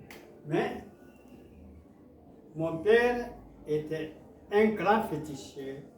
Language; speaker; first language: French; non-native, local second language; Mandingo